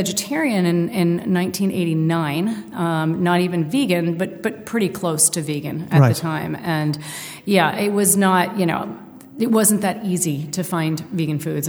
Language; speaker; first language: English; native; English